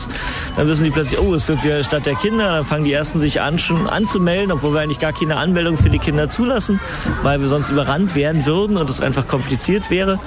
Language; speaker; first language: German; native; German